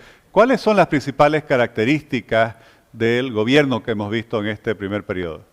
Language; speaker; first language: Spanish; native; Spanish